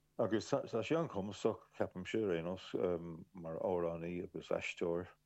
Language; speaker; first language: Irish; native; Irish